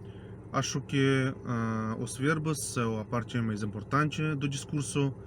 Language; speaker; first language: Portuguese; non-native, fluent; Russian